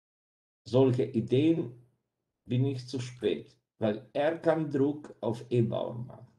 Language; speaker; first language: German; non-native, fluent; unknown